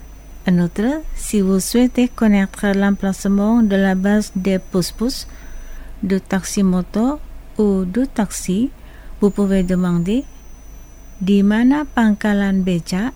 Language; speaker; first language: French; non-native, fluent; Indonesian